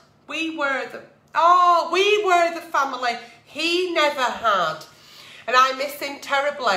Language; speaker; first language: English; native; English